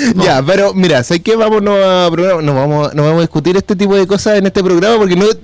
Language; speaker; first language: Spanish; native; Spanish